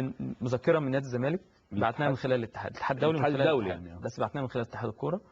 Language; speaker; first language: Arabic; native; Arabic